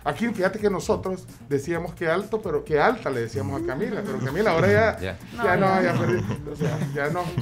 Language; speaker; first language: Spanish; native; Spanish